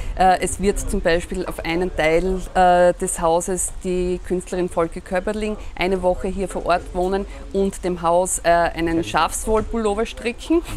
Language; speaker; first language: German; native; German